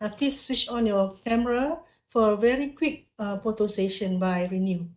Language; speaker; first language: English; non-native, local second language; Malay